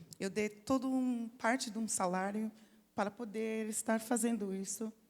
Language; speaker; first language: Portuguese; non-native, fluent; English